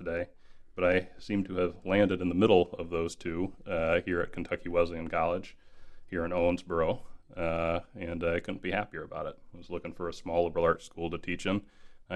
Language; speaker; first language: English; native; English